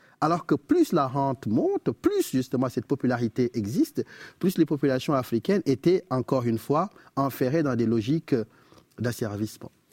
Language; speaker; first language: French; non-native, local second language; Wolof